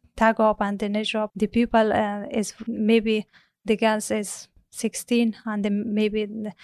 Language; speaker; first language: English; non-native, learner; Persian